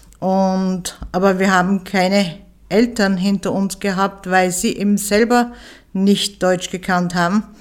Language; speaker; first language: German; early bilingual, other home language; Turkish